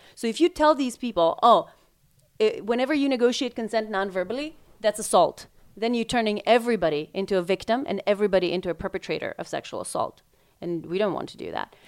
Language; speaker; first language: English; non-native, fluent; Macedonian